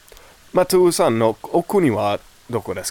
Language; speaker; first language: Japanese; non-native, learner; English